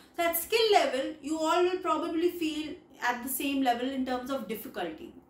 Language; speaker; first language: English; non-native, local second language; Hindi